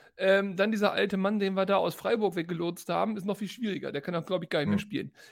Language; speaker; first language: German; native; German